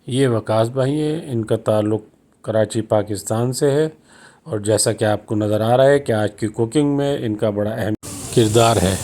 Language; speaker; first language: Urdu; native; Urdu